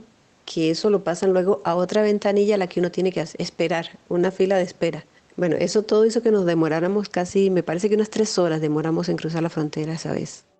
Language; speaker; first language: Spanish; native; Spanish